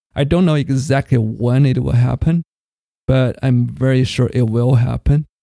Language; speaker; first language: English; non-native, fluent; Chinese